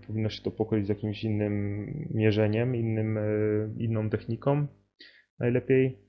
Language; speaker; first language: Polish; native; Polish